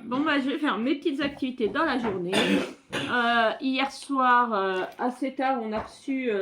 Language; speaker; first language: French; native; French